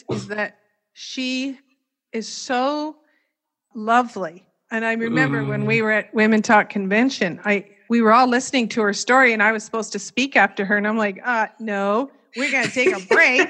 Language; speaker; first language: English; native; English